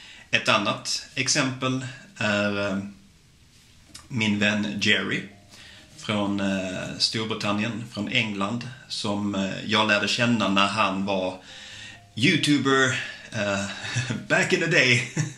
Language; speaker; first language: Swedish; native; Swedish